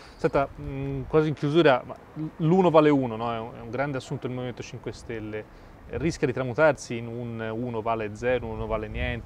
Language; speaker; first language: Italian; native; Italian